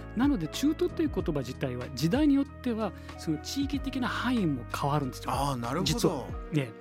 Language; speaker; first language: Japanese; non-native, fluent; Arabic